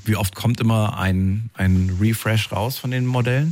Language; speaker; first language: German; native; German